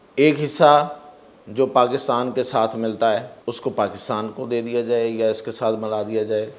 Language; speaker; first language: Urdu; non-native, local second language; Punjabi